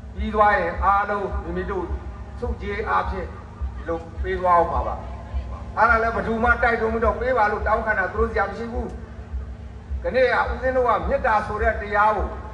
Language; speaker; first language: Burmese; native; Burmese